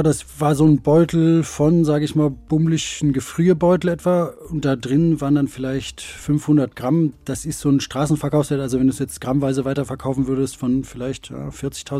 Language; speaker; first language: German; native; German